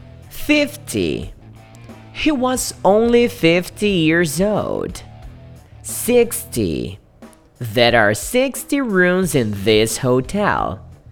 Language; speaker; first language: English; non-native, fluent; Portuguese